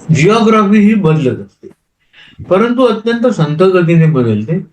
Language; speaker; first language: Marathi; non-native, local second language; Konkani